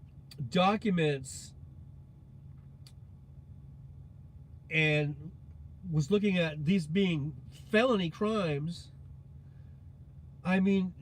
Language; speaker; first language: English; native; English